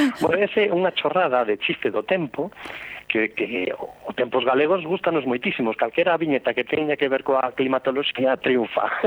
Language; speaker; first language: Galician; non-native, local second language; Spanish